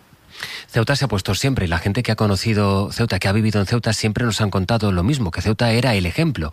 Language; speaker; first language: Spanish; native; Spanish